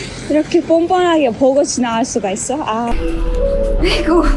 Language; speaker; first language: Korean; non-native, fluent; Turkmen